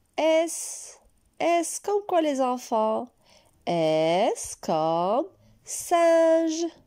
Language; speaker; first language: French; non-native, local second language; Arabic